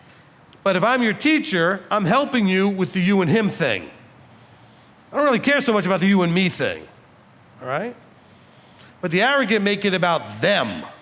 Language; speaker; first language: English; native; English